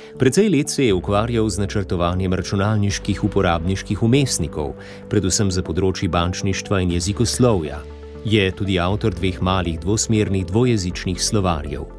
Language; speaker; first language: Slovenian; native; Slovenian